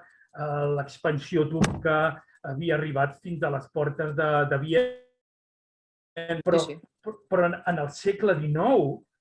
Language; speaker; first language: Catalan; non-native, local second language; Spanish